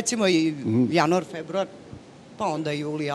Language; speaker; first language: Serbian; native; Serbian